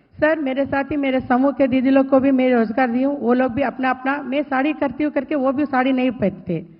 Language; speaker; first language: Hindi; non-native, local second language; Telugu